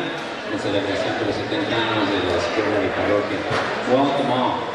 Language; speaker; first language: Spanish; native; Spanish